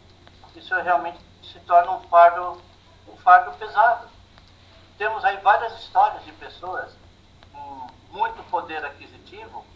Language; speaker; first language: Portuguese; native; Portuguese